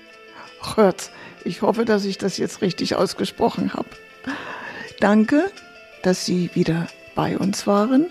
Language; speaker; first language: German; native; German